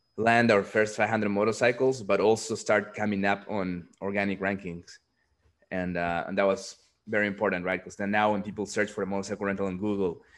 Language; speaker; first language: English; non-native, fluent; Spanish